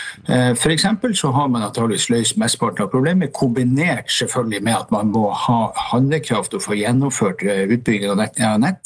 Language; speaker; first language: Norwegian; native; Norwegian